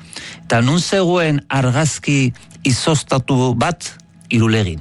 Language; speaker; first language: Basque; native; Basque